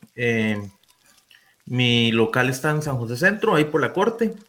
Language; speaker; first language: Spanish; native; Spanish